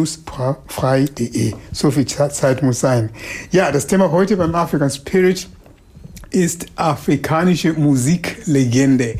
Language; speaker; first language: German; non-native, fluent; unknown